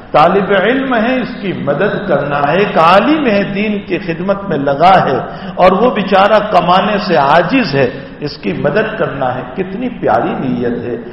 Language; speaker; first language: Urdu; non-native, local second language; Gujarati